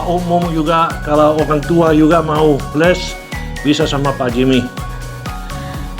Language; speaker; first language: Indonesian; non-native, fluent; Dutch